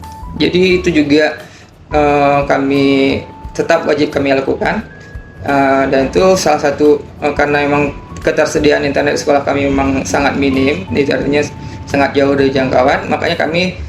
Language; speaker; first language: Indonesian; native; Indonesian